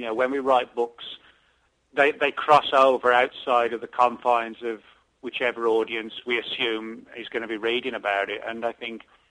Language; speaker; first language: English; native; English